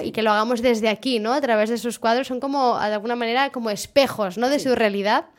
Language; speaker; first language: Spanish; non-native, local second language; Catalan